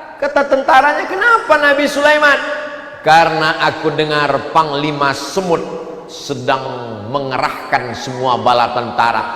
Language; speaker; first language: Indonesian; native; Indonesian